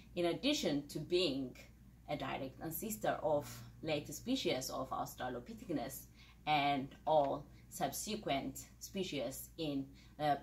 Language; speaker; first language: English; non-native, fluent; Amharic